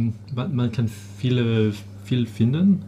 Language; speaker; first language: German; non-native, fluent; French